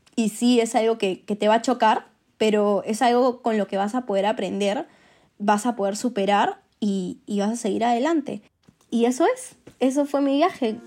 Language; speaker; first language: Spanish; native; Spanish